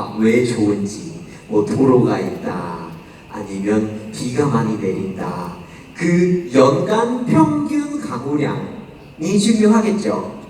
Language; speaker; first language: Korean; non-native, fluent; English